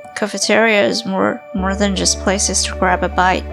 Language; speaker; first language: English; non-native, fluent; Chinese